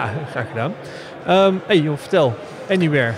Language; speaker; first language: Dutch; native; Dutch